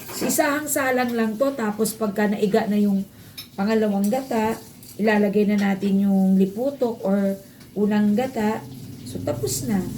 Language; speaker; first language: Filipino; non-native, local second language; Bikol